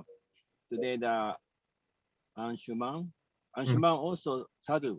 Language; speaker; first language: English; non-native, learner; Japanese